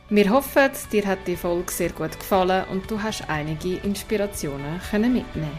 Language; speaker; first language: German; native; German